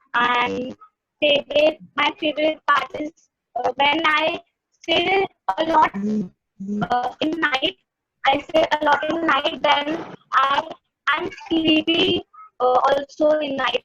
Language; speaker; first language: English; non-native, learner; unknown